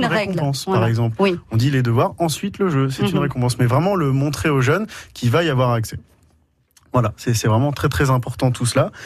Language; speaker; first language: French; native; French